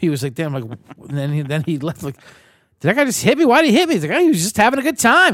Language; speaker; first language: English; native; English